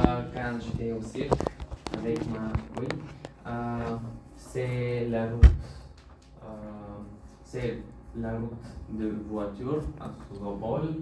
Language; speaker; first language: French; non-native, learner; Bulgarian